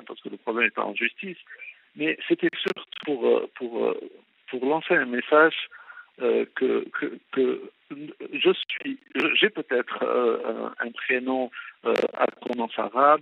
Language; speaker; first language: French; non-native, local second language; Arabic